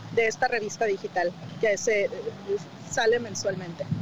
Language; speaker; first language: Spanish; native; Spanish